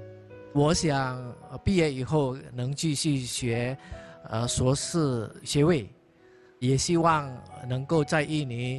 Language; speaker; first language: Chinese; non-native, fluent; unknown